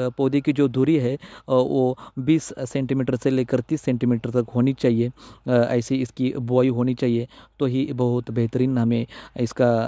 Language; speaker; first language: Hindi; non-native, local second language; Marathi